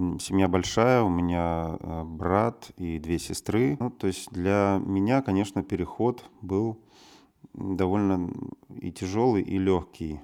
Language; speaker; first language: Russian; native; Russian